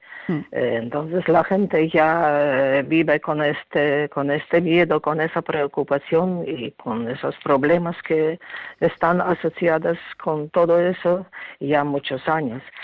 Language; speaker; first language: Spanish; non-native, fluent; Ukrainian